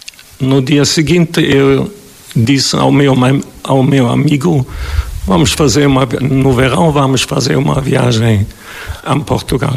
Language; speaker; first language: Portuguese; non-native, fluent; German